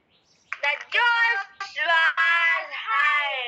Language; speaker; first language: English; non-native, learner; Hindi